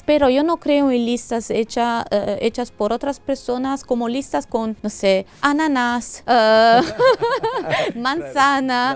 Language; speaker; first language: Spanish; non-native, fluent; Italian